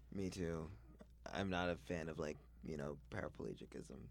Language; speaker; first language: English; native; English